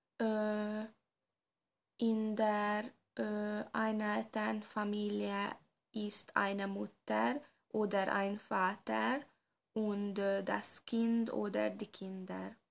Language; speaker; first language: German; non-native, learner; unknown